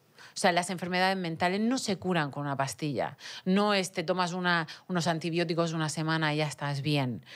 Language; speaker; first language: Spanish; native; Spanish